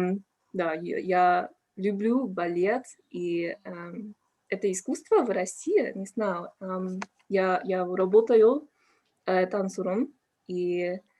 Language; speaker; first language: Russian; non-native, learner; English